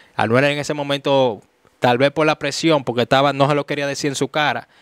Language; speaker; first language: Spanish; native; Spanish